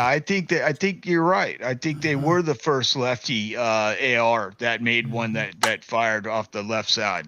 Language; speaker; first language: English; native; English